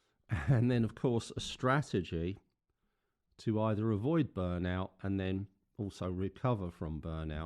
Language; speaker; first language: English; native; English